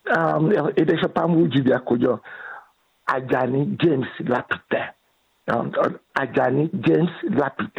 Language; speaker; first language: Hungarian; non-native, fluent; Yoruba